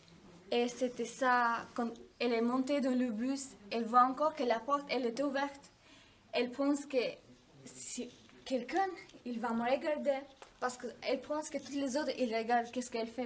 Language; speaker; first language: French; non-native, learner; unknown